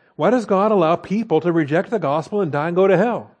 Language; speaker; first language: English; native; English